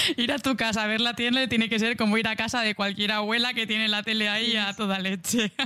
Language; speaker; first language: Spanish; native; Spanish